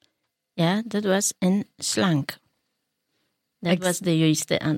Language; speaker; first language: Dutch; non-native, learner; Polish